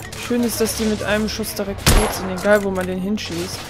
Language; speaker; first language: German; native; German